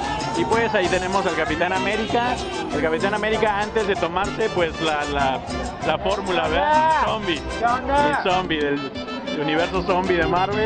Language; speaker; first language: Spanish; native; Spanish